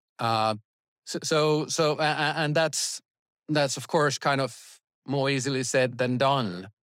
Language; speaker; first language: English; non-native, fluent; Finnish